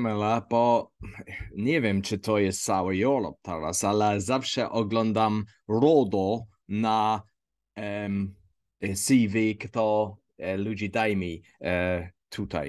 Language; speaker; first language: Polish; non-native, learner; English